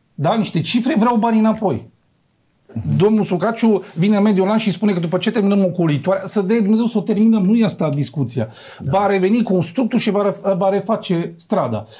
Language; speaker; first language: Romanian; native; Romanian